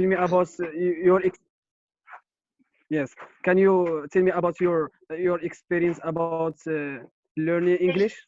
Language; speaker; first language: English; non-native, learner; Arabic